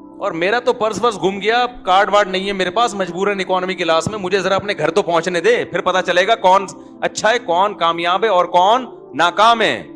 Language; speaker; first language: Urdu; native; Urdu